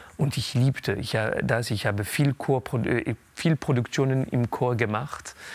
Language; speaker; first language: German; non-native, local second language; French